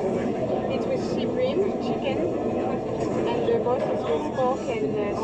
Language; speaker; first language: English; non-native, learner; French